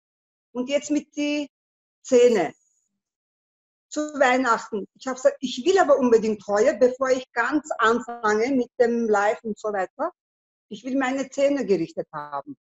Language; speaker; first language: German; non-native, learner; Turkish